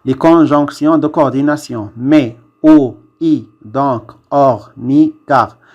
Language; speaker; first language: French; non-native, local second language; Arabic